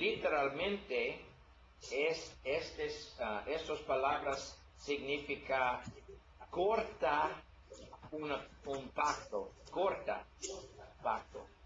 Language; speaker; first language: Spanish; non-native, learner; English